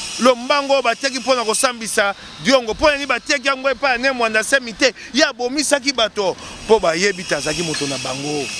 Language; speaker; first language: Lingala; non-native, local second language; Luba-Lulua